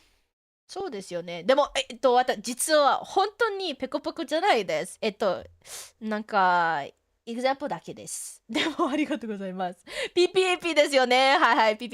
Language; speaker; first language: Japanese; non-native, learner; English